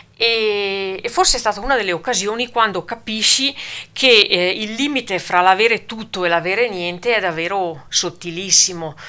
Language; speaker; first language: Italian; native; Italian